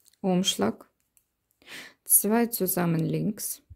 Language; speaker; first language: German; non-native, learner; Russian